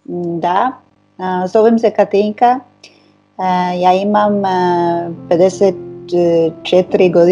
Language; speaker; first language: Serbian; non-native, learner; Norwegian